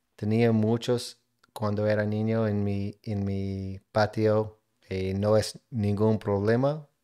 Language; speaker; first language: Spanish; non-native, learner; English